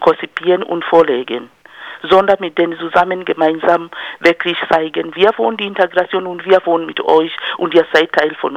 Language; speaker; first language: German; non-native, fluent; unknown